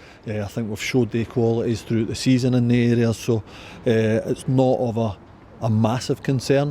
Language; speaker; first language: English; native; English